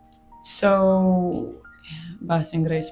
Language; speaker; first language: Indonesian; non-native, learner; English